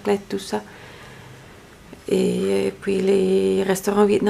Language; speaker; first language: French; non-native, learner; Vietnamese